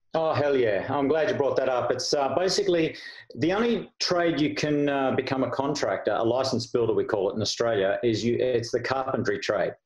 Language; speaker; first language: English; native; English